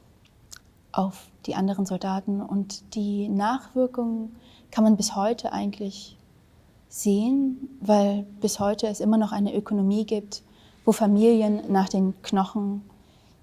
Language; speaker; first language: German; early bilingual, other home language; Vietnamese